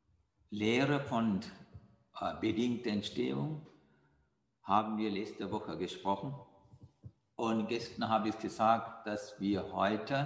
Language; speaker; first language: German; non-native, fluent; Sinhala